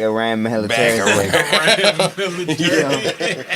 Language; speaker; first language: English; native; English